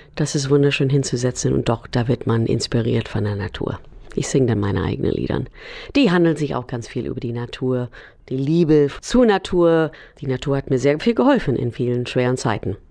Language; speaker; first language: German; non-native, fluent; English